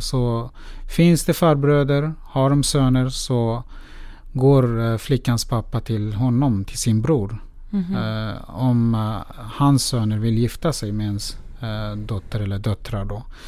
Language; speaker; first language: Swedish; non-native, fluent; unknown